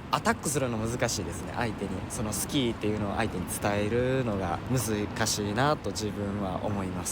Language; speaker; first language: Japanese; native; Japanese